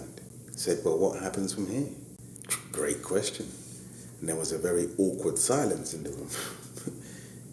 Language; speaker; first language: English; native; English